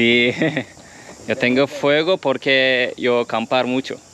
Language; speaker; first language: Spanish; non-native, learner; Turkish